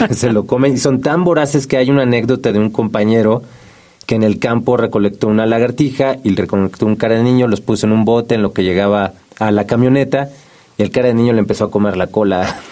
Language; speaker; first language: Spanish; native; Spanish